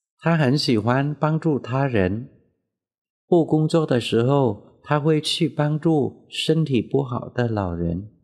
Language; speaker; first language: Chinese; non-native, fluent; Vietnamese